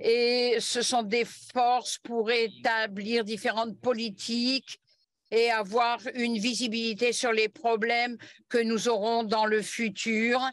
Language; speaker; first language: French; non-native, fluent; Catalan